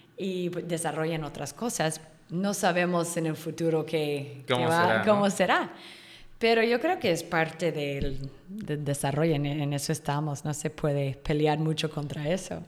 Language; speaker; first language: Spanish; non-native, fluent; English